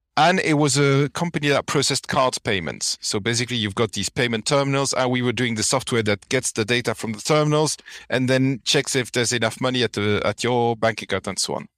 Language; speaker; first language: English; non-native, fluent; French